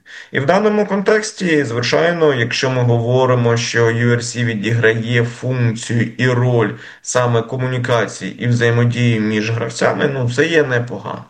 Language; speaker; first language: Ukrainian; native; Ukrainian